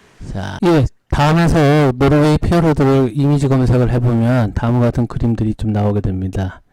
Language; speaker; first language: Korean; native; Korean